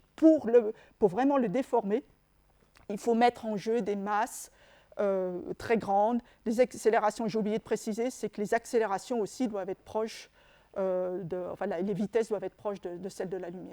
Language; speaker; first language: French; native; French